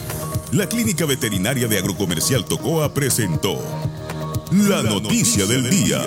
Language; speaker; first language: Spanish; native; Spanish